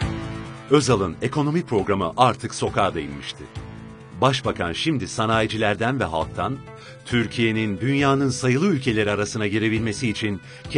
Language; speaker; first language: Turkish; native; Turkish